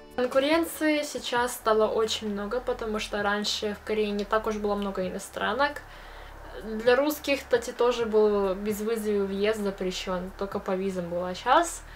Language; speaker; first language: Russian; early bilingual, heritage; Russian